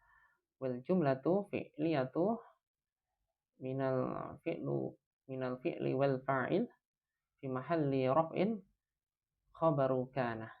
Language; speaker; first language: Arabic; non-native, fluent; Indonesian